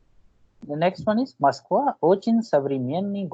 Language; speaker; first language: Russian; non-native, fluent; Hindi